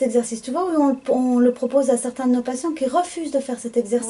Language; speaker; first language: French; native; French